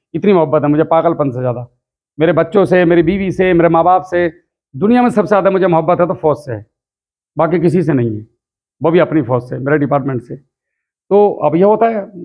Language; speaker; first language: Hindi; native; Hindi